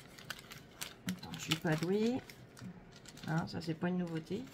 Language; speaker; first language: French; native; French